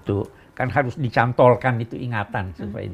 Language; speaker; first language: Indonesian; native; Indonesian